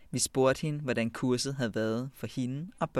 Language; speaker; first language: Danish; native; Danish